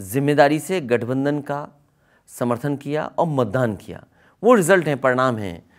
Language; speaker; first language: Hindi; native; Hindi